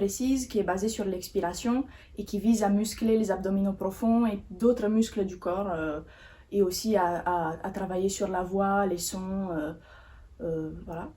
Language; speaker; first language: French; native; French